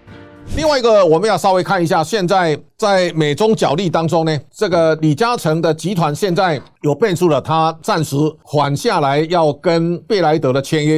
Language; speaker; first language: Chinese; native; Chinese